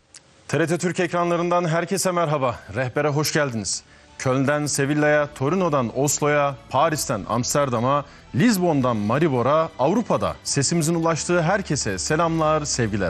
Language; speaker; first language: Turkish; native; Turkish